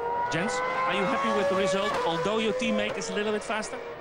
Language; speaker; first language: English; non-native, fluent; Dutch